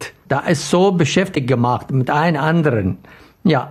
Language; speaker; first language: German; non-native, learner; Arabic